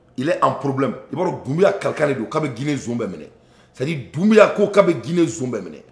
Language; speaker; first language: French; non-native, local second language; Bambara